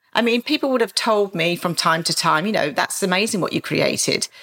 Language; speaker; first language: English; native; English